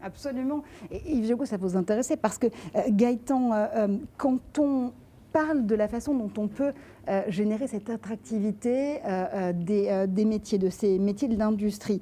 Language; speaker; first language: French; native; French